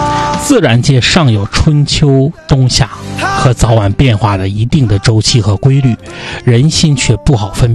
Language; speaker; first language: Chinese; native; Chinese